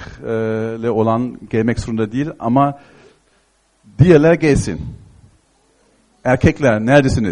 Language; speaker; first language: Turkish; non-native, fluent; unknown